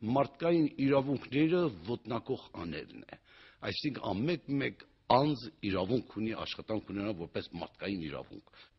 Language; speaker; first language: Armenian; early bilingual, heritage; Armenian